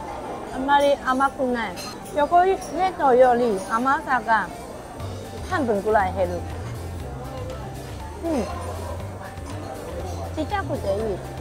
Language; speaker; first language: Japanese; non-native, fluent; Chinese